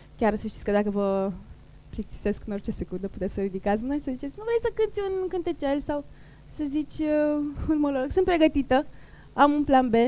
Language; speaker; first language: Romanian; non-native, local second language; Turkish